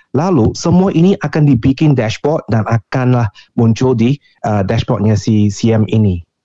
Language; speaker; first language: Indonesian; non-native, fluent; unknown